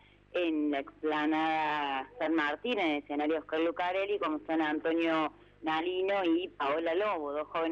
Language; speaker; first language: Spanish; native; Spanish